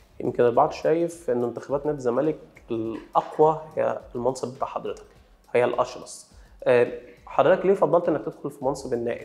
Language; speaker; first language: Arabic; native; Arabic